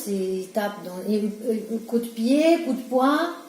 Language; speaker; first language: French; non-native, learner; Ukrainian